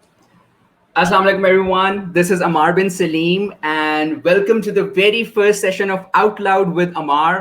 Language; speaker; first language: English; non-native, local second language; Urdu